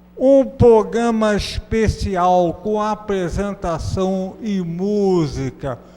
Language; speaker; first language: Portuguese; native; Portuguese